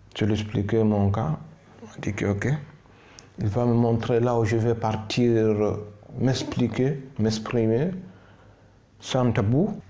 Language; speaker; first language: French; non-native, local second language; Fula